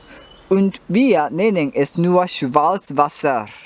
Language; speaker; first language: German; non-native, learner; Japanese